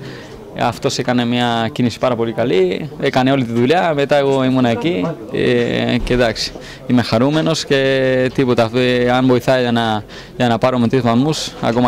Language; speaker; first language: Greek; non-native, fluent; Spanish